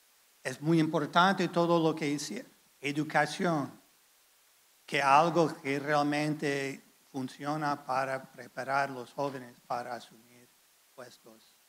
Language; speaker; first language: Spanish; non-native, fluent; English